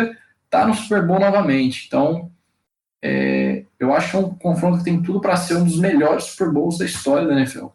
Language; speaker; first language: Portuguese; native; Portuguese